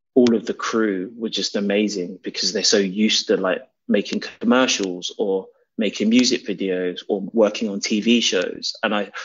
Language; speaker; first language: English; native; English